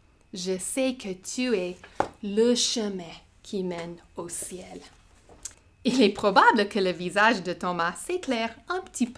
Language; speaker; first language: French; native; French